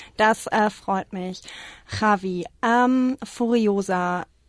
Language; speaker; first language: German; native; German